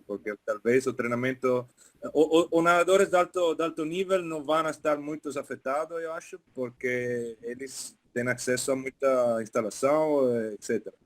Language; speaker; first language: Portuguese; non-native, fluent; Italian